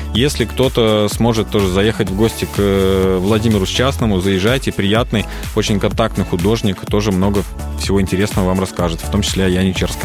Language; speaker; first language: Russian; native; Russian